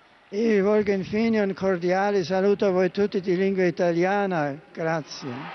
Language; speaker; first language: Italian; non-native, fluent; German